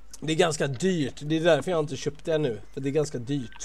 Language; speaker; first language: Swedish; native; Swedish